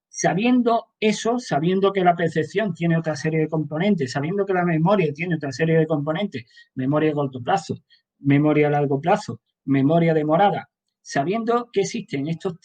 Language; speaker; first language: Spanish; native; Spanish